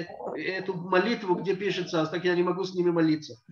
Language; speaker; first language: Russian; early bilingual, heritage; Russian